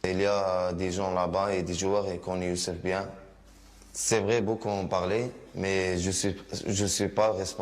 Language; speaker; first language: French; non-native, learner; Arabic